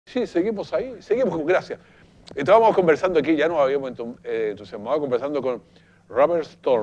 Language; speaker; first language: Spanish; native; Spanish